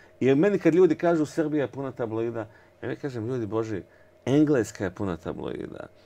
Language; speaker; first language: Serbian; native; Serbian